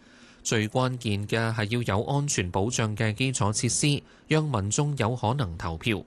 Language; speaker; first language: Chinese; non-native, local second language; Cantonese